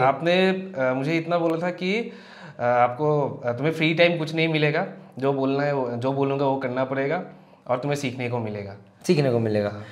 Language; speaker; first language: Hindi; non-native, local second language; Assamese